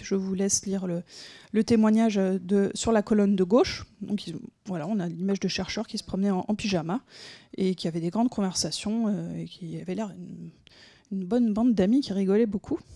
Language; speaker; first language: French; native; French